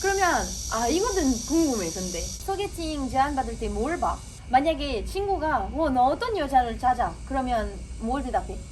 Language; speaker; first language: Korean; non-native, fluent; French